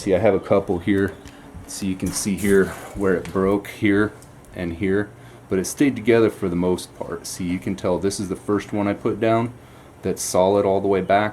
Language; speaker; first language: English; native; English